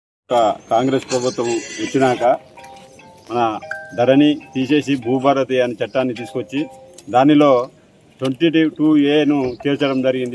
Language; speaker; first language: Telugu; native; Telugu